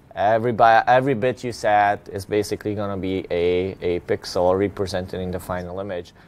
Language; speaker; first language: English; non-native, fluent; Hungarian